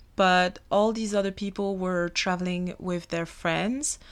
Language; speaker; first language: English; non-native, fluent; French